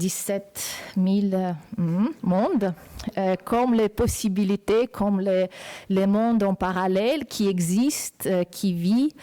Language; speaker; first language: French; non-native, fluent; Uzbek